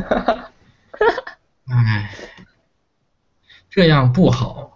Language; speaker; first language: Chinese; native; Chinese